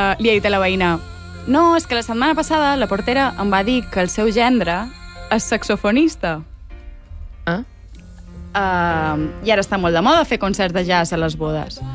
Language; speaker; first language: Catalan; native; Catalan